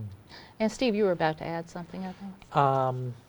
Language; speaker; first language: English; native; English